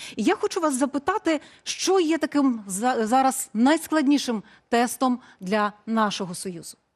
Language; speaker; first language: Ukrainian; native; Ukrainian